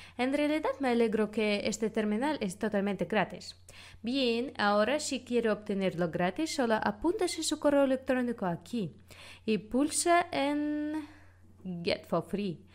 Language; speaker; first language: Spanish; non-native, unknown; Russian